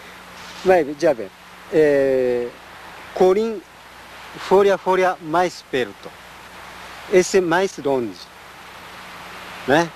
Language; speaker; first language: Portuguese; non-native, learner; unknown